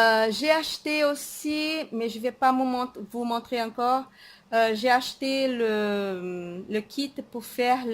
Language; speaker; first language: French; non-native, fluent; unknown